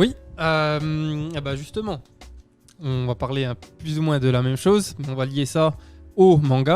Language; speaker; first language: French; native; French